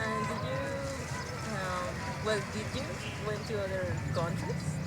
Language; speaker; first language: English; non-native, learner; Spanish